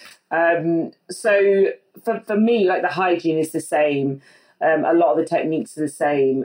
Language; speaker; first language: English; native; English